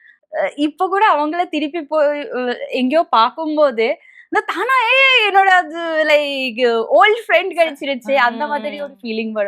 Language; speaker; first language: Tamil; non-native, local second language; Bangla